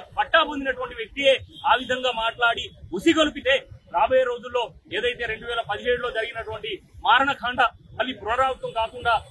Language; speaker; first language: Telugu; native; Telugu